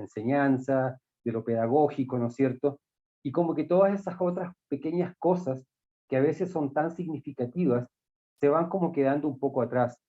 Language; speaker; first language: Spanish; native; Spanish